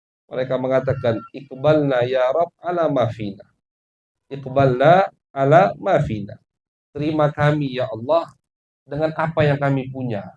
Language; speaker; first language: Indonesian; native; Indonesian